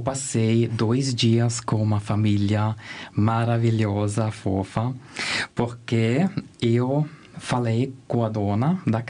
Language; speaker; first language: Portuguese; non-native, learner; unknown